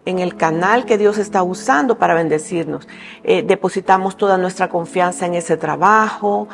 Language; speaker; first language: Spanish; native; Spanish